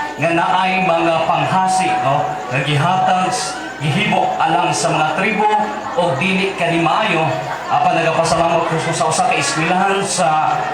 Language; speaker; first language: Cebuano; non-native, local second language; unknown